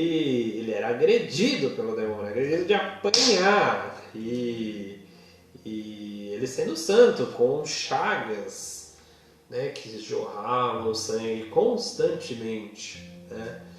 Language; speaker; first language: Portuguese; native; Portuguese